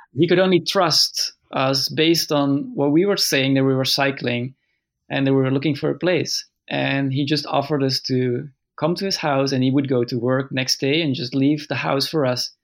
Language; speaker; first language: English; non-native, fluent; Dutch